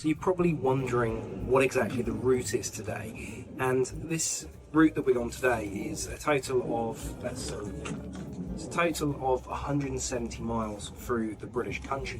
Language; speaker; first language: English; native; English